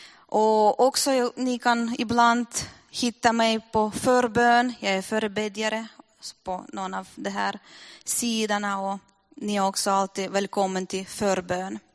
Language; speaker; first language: Swedish; non-native, fluent; Russian